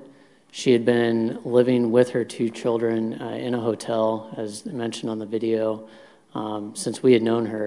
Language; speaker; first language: English; native; English